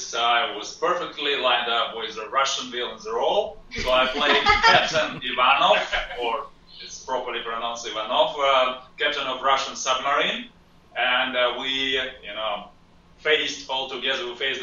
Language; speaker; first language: English; non-native, fluent; Russian